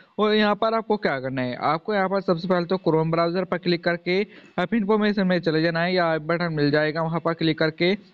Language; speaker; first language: Hindi; native; Hindi